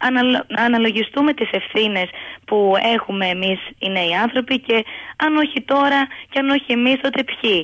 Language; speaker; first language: Greek; native; Greek